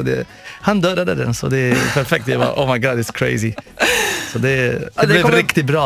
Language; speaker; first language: Swedish; non-native, fluent; Arabic